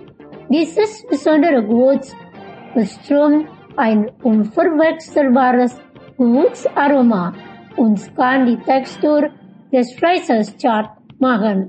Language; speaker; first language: German; non-native, fluent; Indonesian